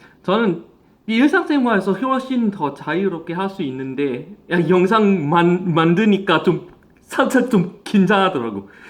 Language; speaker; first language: Korean; non-native, fluent; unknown